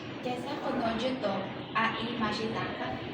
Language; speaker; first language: Japanese; non-native, learner; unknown